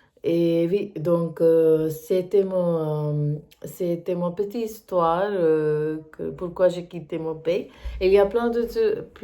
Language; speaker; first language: French; non-native, learner; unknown